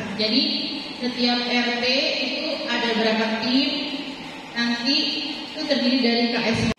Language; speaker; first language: Indonesian; native; Indonesian